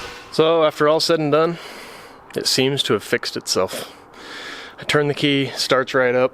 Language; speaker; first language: English; native; English